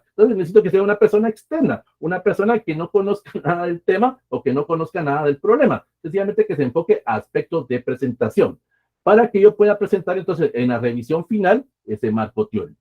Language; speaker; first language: Spanish; native; Spanish